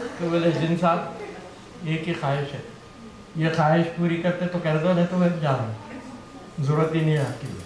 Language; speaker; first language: Urdu; native; Urdu